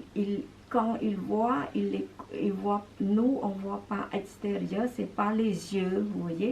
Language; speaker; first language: French; non-native, fluent; Khmer